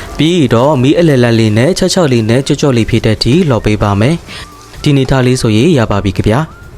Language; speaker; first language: Burmese; native; Burmese